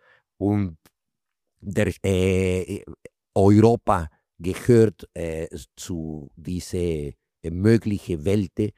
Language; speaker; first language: German; non-native, fluent; Spanish